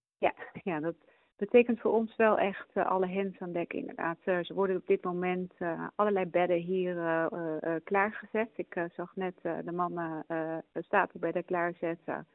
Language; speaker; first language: Dutch; native; Dutch